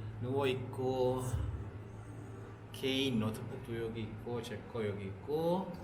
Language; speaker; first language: Korean; non-native, fluent; Malay